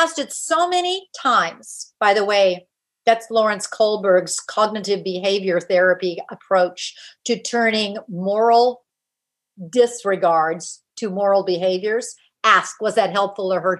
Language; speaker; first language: English; native; English